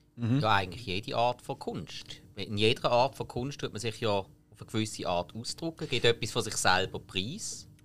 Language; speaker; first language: German; native; German